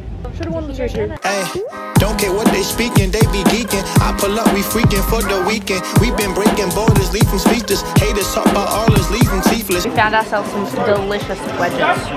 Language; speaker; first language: English; native; English